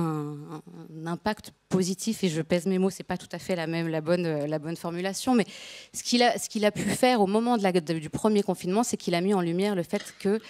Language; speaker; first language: French; native; French